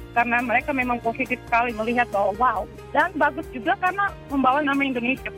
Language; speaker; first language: Indonesian; native; Indonesian